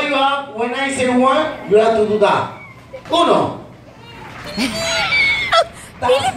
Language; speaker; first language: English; non-native, learner; Spanish